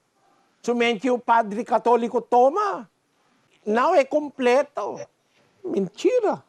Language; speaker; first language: Portuguese; non-native, learner; Filipino